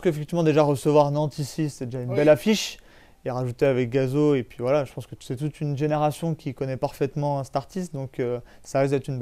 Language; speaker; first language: French; native; French